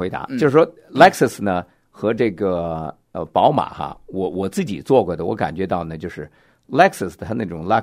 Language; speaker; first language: Chinese; native; Chinese